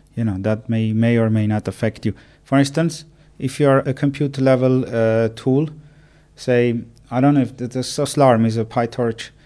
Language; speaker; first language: English; non-native, fluent; Armenian